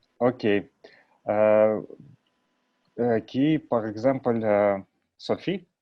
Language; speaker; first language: French; non-native, learner; Russian